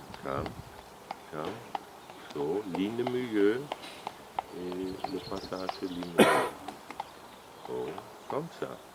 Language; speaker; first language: French; non-native, learner; German